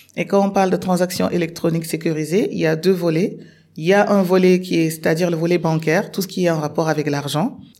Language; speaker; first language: French; non-native, local second language; Wolof